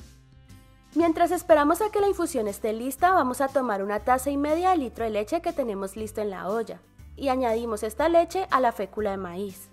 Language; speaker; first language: Spanish; native; Spanish